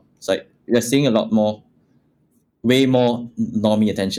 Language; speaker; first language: English; non-native, local second language; Chinese